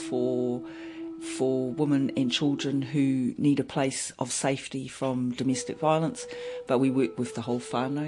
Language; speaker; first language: English; native; English